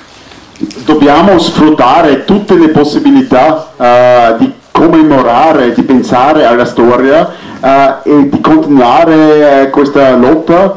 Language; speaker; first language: Italian; non-native, fluent; Arabic